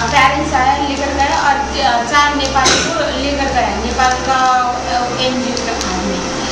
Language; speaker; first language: Hindi; non-native, fluent; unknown